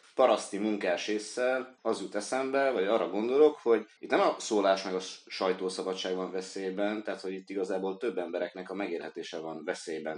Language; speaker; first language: Hungarian; native; Hungarian